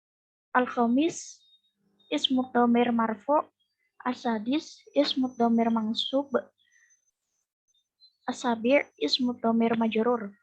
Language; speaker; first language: Arabic; non-native, learner; Indonesian